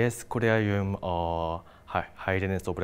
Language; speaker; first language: Armenian; non-native, learner; Korean